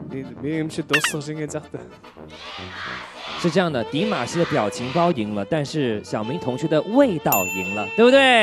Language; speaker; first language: Chinese; native; Chinese